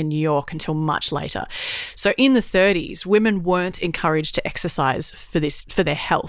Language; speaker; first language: English; native; English